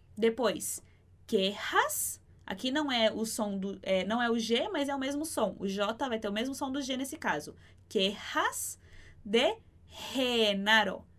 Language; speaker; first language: Portuguese; native; Portuguese